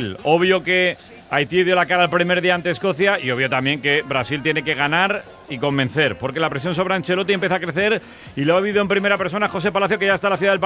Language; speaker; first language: Spanish; native; Spanish